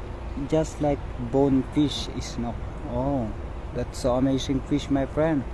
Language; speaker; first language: English; non-native, learner; Filipino